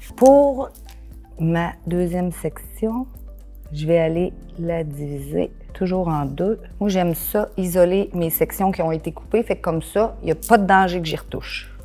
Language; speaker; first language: French; native; French